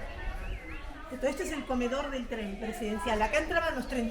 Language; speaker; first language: Spanish; native; Spanish